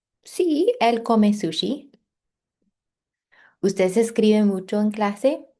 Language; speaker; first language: Spanish; non-native, fluent; English